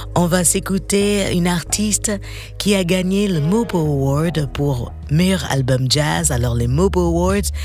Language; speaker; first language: French; non-native, fluent; English